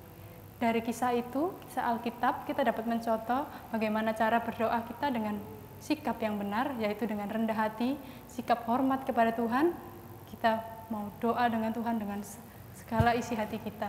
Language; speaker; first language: Indonesian; native; Indonesian